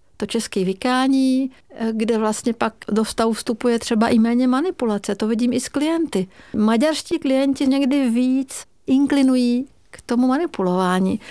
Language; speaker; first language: Czech; non-native, fluent; Hungarian